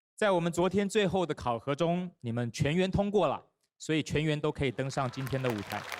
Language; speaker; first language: Chinese; native; Chinese